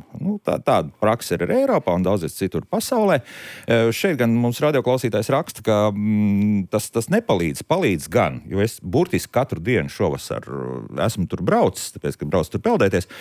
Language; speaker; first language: Latvian; native; Latvian